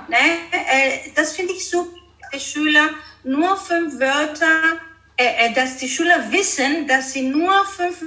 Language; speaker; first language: German; early bilingual, other home language; Greek